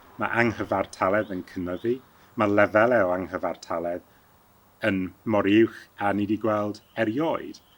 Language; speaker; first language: Welsh; early bilingual, heritage; Welsh